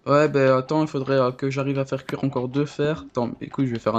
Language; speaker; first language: French; native; French